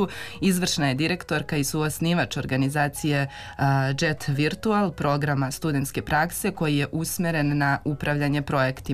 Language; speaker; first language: Serbian; native; Serbian